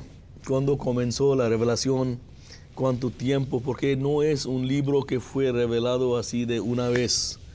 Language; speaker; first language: Spanish; non-native, fluent; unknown